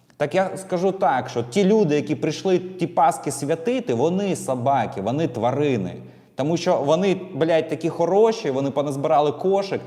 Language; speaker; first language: Ukrainian; non-native, local second language; Russian